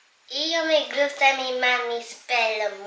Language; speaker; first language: Spanish; early bilingual, heritage; Spanish